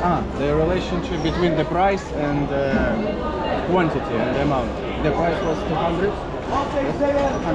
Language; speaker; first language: English; non-native, fluent; Russian